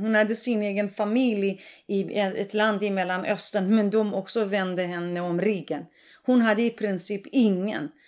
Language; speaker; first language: Swedish; non-native, fluent; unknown